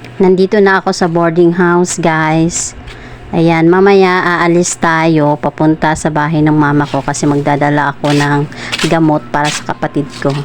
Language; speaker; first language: Filipino; non-native, local second language; Cebuano